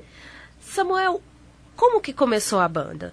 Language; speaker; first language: Portuguese; native; Portuguese